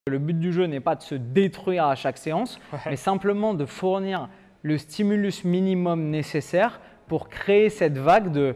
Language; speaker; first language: French; native; French